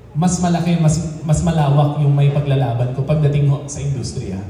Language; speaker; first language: Filipino; native; Filipino